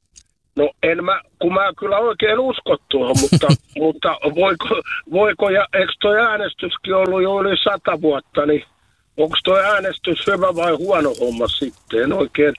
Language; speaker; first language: Finnish; native; Finnish